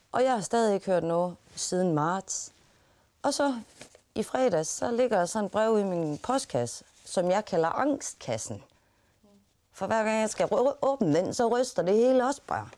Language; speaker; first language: Danish; native; Danish